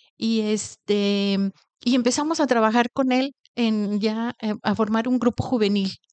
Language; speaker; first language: Spanish; native; Spanish